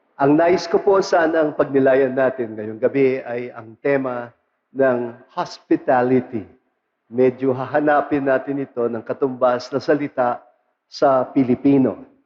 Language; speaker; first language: Filipino; non-native, local second language; Pampanga